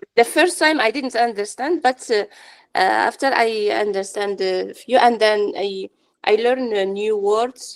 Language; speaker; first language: English; non-native, learner; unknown